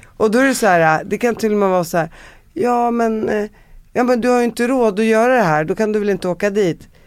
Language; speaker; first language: Swedish; early bilingual, other home language; Arabic